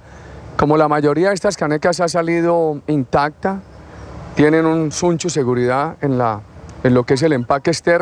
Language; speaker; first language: Spanish; native; Spanish